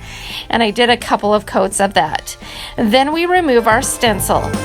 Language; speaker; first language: English; native; English